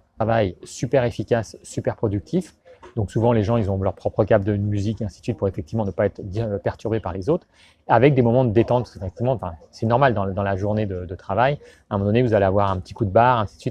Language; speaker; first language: French; native; French